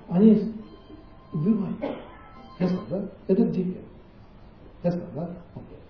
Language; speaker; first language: Russian; non-native, learner; Tibetan